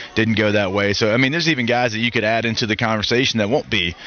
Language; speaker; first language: English; native; English